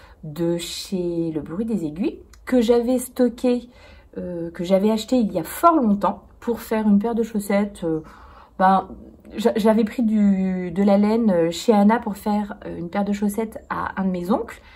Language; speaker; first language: French; native; French